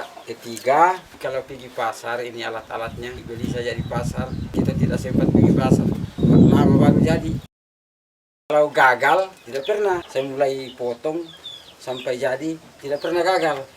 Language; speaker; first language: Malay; non-native, local second language; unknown